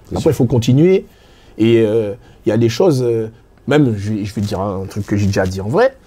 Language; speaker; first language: French; native; French